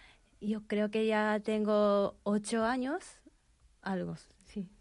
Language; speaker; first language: Spanish; non-native, fluent; Japanese